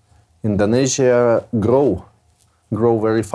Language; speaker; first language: English; non-native, learner; Russian